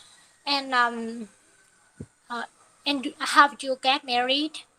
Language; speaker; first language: English; non-native, learner; Vietnamese